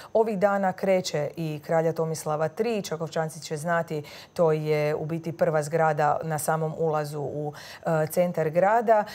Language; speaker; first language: Croatian; native; Croatian